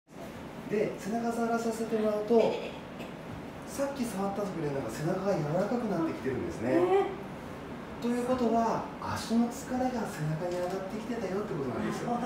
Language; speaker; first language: Japanese; native; Japanese